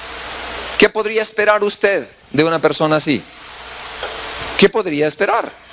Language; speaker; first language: Spanish; native; Spanish